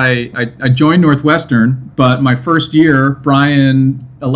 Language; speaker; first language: English; native; English